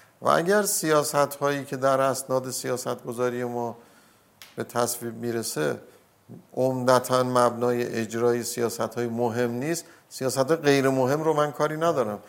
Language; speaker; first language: Persian; native; Persian